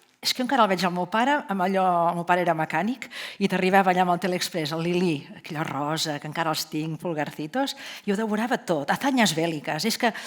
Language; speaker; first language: Catalan; native; Catalan